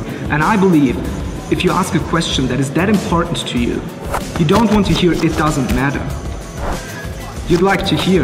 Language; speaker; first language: English; non-native, fluent; German